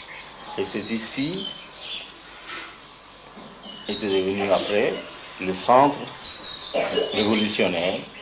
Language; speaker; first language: French; non-native, fluent; Bangla